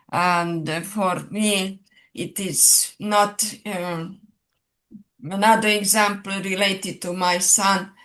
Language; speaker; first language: English; non-native, fluent; Serbian